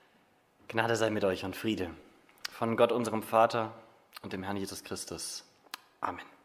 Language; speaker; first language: German; native; German